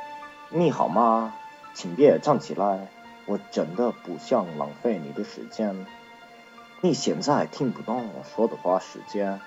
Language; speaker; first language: Chinese; non-native, learner; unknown